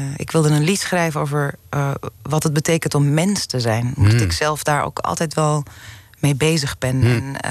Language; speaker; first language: Dutch; native; Dutch